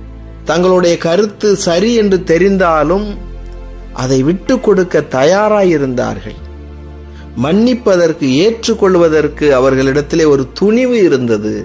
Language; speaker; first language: Tamil; native; Tamil